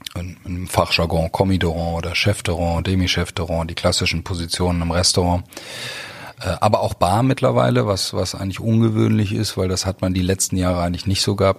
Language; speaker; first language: German; native; German